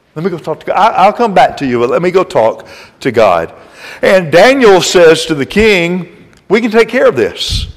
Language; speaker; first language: English; native; English